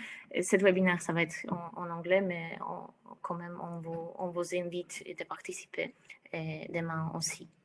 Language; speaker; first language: French; non-native, fluent; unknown